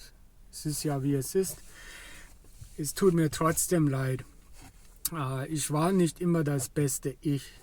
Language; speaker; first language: German; non-native, fluent; English